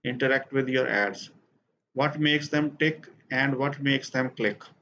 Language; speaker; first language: English; non-native, local second language; Punjabi